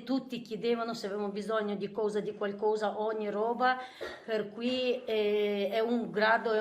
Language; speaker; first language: Italian; non-native, fluent; Ukrainian